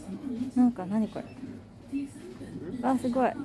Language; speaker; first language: Swedish; non-native, learner; Japanese